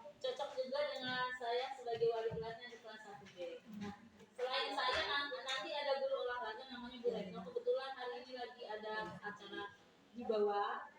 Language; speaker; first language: Indonesian; non-native, local second language; Sundanese